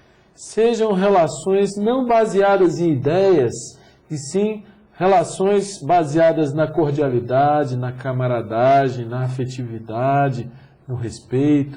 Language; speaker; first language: Portuguese; native; Portuguese